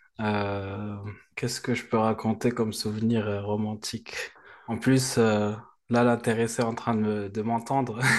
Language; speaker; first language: French; non-native, local second language; Arabic